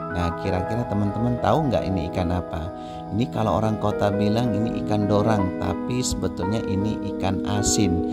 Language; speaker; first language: Indonesian; non-native, local second language; Madurese